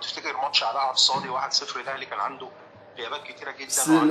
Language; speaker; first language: Arabic; native; Arabic